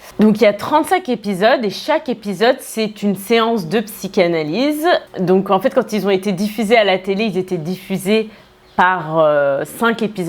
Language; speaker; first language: French; native; French